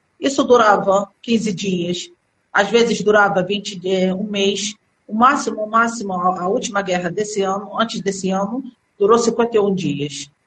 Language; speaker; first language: Portuguese; early bilingual, other home language; Arabic